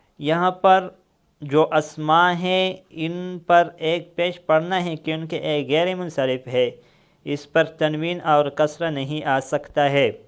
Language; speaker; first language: Urdu; non-native, local second language; Pashto